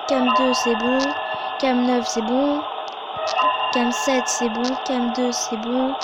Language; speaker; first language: French; native; French